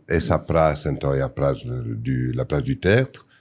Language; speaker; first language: Portuguese; non-native, fluent; French